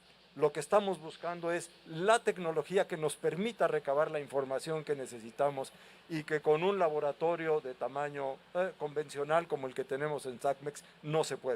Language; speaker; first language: Spanish; native; Spanish